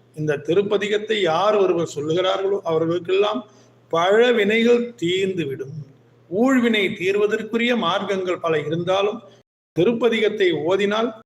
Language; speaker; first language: Tamil; native; Tamil